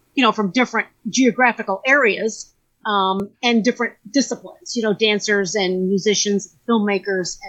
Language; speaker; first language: English; native; English